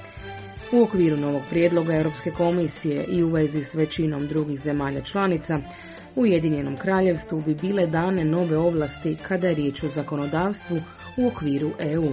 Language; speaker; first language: Croatian; native; Croatian